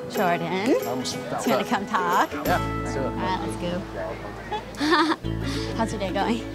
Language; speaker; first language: English; native; English